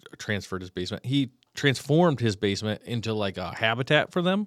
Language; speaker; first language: English; native; English